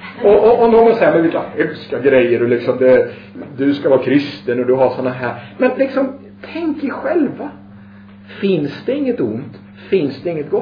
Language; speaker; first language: Swedish; native; Swedish